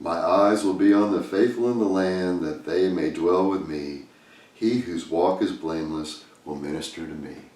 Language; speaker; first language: English; native; English